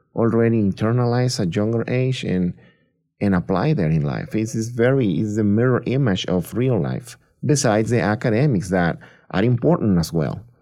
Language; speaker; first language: English; non-native, fluent; Spanish